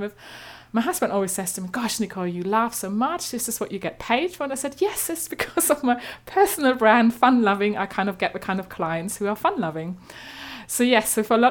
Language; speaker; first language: English; non-native, fluent; German